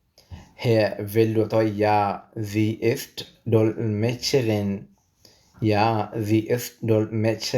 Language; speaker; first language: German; non-native, fluent; Pashto